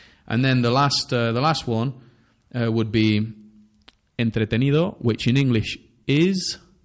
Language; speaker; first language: English; native; English